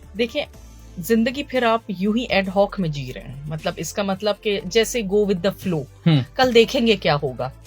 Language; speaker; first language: Urdu; early bilingual, heritage; Urdu